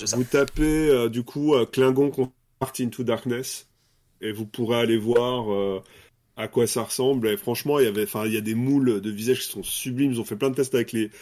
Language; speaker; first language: French; native; French